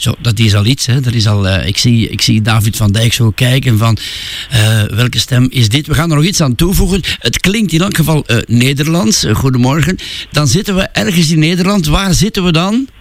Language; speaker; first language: Dutch; native; Dutch